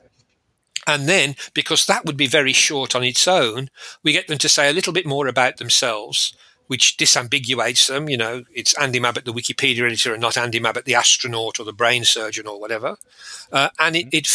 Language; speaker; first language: English; native; English